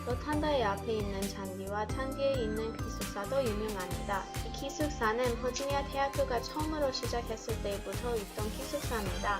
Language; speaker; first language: Korean; non-native, learner; English